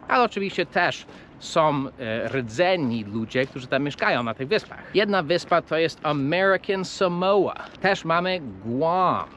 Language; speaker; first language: Polish; non-native, fluent; English